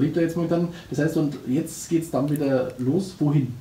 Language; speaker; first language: German; native; German